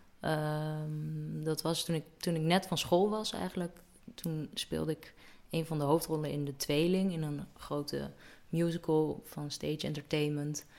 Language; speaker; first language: Dutch; native; Dutch